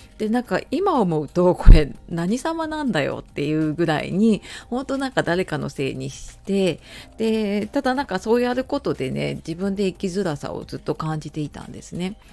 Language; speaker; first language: Japanese; native; Japanese